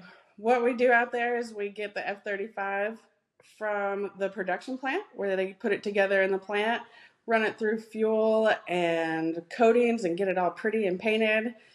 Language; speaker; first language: English; native; English